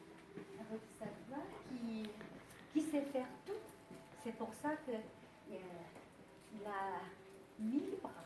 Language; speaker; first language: French; non-native, fluent; Chinese